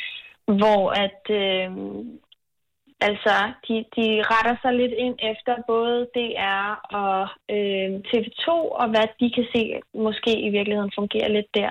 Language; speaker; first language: Danish; native; Danish